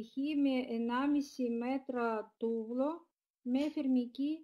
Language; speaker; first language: Greek; non-native, fluent; Russian